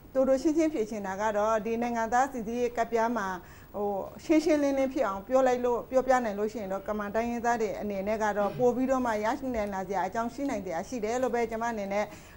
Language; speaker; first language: Burmese; native; Burmese